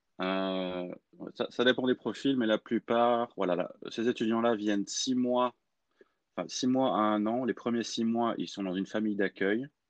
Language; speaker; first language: French; native; French